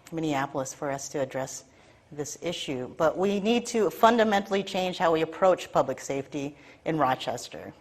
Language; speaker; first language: English; native; English